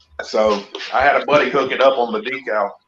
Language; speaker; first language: English; native; English